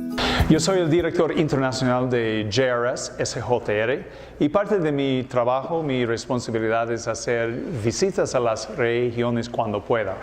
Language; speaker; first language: Spanish; non-native, fluent; English